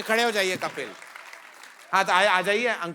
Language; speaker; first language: Hindi; native; Hindi